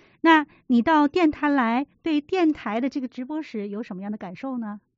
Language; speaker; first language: Chinese; native; Chinese